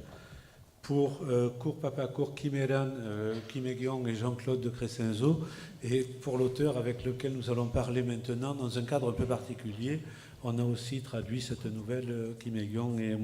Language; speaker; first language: French; native; French